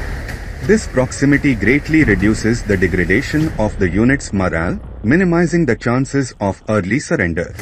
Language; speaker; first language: English; non-native, fluent; Portuguese